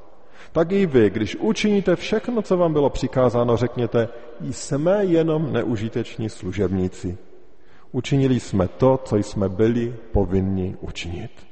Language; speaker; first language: Czech; native; Czech